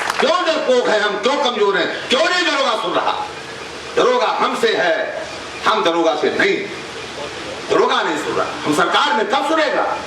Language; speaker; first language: Hindi; native; Hindi